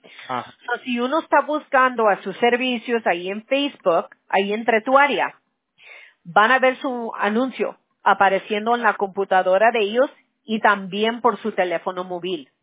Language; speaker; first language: Spanish; early bilingual, heritage; Spanish